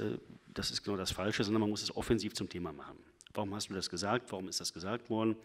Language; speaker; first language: German; native; German